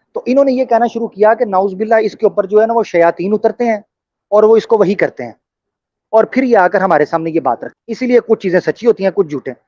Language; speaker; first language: Urdu; native; Urdu